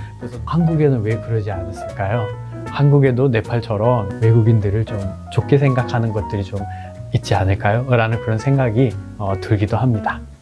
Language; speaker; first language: Korean; non-native, fluent; Nepali